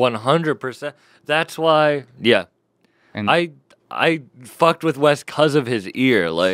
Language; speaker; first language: English; native; English